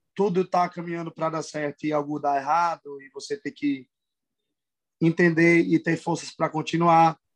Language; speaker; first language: Portuguese; native; Portuguese